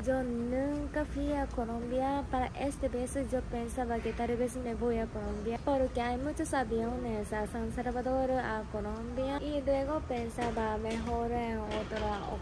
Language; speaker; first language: Spanish; non-native, learner; Japanese